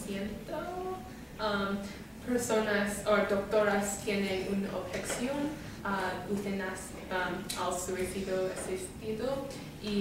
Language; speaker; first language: Spanish; non-native, learner; English